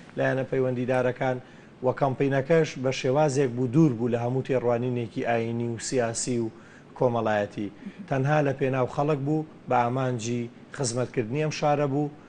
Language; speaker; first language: Central Kurdish; native; Central Kurdish